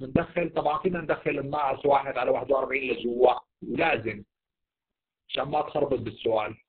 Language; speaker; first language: Arabic; native; Arabic